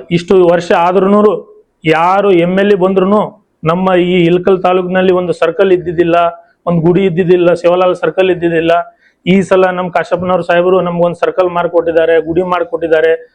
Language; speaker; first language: Kannada; non-native, local second language; Lambadi